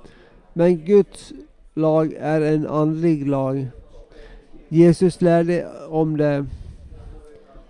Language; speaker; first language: Swedish; non-native, local second language; Finnish